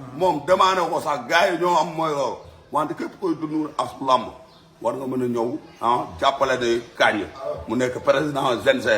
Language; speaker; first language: Wolof; native; Wolof